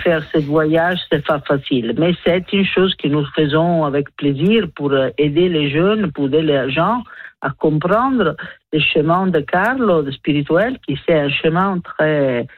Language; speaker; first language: French; non-native, learner; Italian